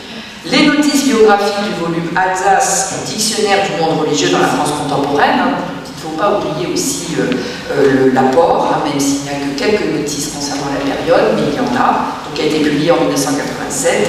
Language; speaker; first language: French; native; French